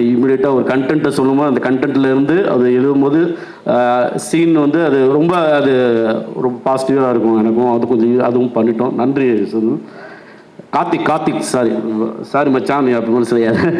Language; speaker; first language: Tamil; native; Tamil